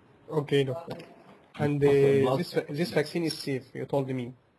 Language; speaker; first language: English; non-native, fluent; Arabic